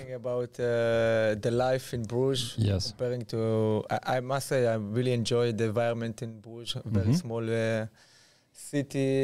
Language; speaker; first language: English; non-native, fluent; Hebrew